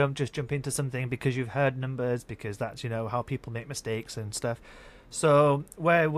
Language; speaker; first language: English; native; English